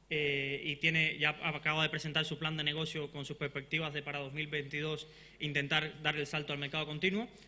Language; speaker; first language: Spanish; native; Spanish